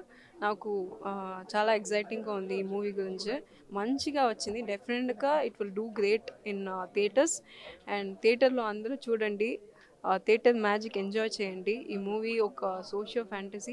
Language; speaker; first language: Telugu; non-native, learner; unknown